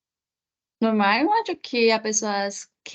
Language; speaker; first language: Portuguese; non-native, learner; Spanish